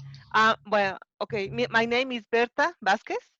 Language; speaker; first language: English; non-native, learner; Spanish